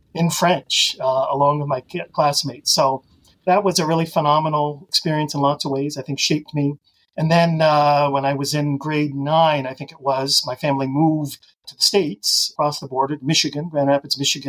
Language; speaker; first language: English; native; English